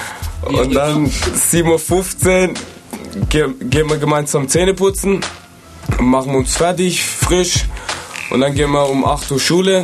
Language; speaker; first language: German; native; German